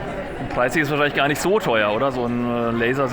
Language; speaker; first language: German; native; German